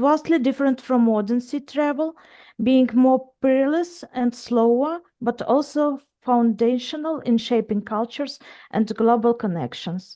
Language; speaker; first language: English; non-native, fluent; Ukrainian